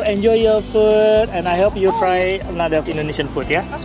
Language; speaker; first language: English; non-native, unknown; Indonesian